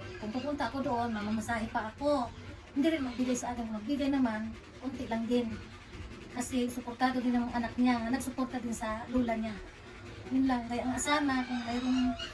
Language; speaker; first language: Filipino; non-native, local second language; Cebuano